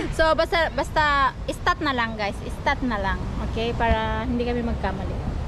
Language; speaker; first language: Filipino; native; Filipino